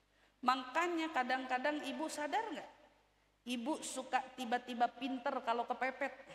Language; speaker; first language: Indonesian; native; Indonesian